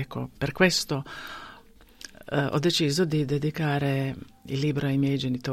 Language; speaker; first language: Italian; non-native, fluent; Bosnian